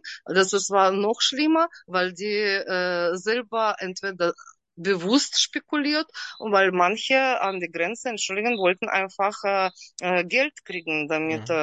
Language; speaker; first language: German; non-native, learner; Russian